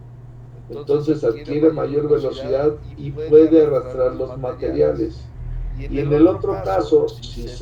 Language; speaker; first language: Spanish; native; Spanish